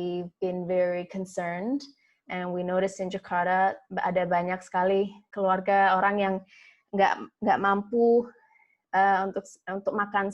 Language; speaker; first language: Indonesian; non-native, fluent; English